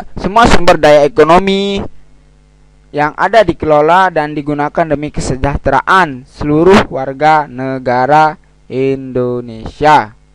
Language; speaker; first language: Indonesian; native; Indonesian